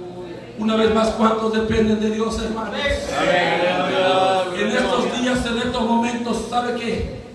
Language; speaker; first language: Spanish; native; Spanish